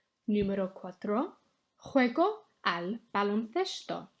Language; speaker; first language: Spanish; non-native, fluent; English